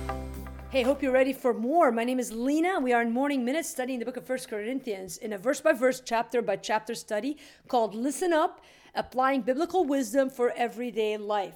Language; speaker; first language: English; native; English